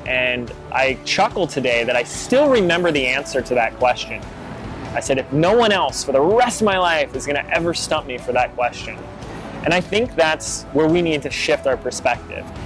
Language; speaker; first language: English; native; English